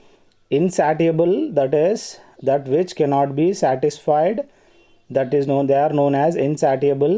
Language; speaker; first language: English; non-native, local second language; Telugu